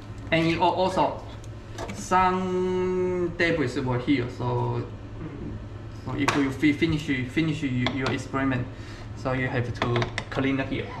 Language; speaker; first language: English; non-native, learner; Chinese